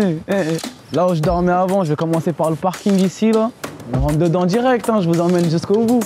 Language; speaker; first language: French; early bilingual, other home language; Portuguese